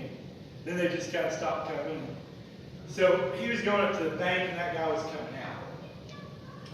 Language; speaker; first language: English; native; English